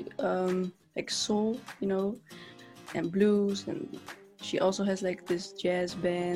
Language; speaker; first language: English; non-native, fluent; Dutch